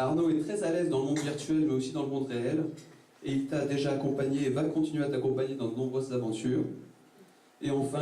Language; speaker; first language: French; native; French